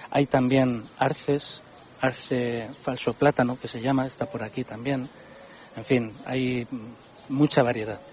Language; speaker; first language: Spanish; native; Spanish